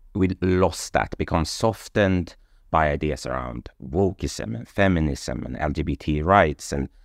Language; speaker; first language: English; non-native, fluent; Swedish